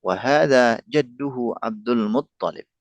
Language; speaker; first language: Arabic; non-native, fluent; Indonesian